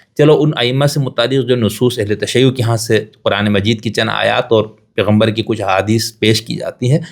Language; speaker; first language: Urdu; native; Urdu